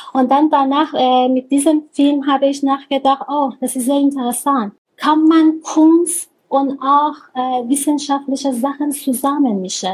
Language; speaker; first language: German; non-native, learner; Persian